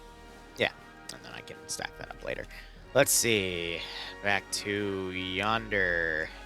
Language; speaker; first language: English; native; English